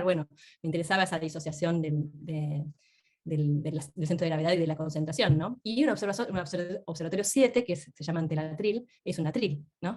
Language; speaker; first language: Spanish; native; Spanish